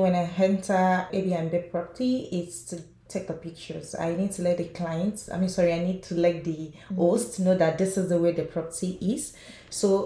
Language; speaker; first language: English; non-native, local second language; Yoruba